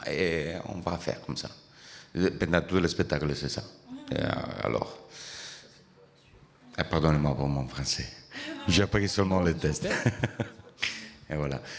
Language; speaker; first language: French; non-native, learner; Italian